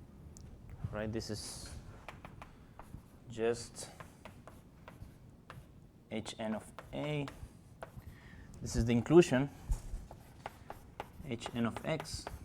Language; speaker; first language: English; non-native, fluent; Spanish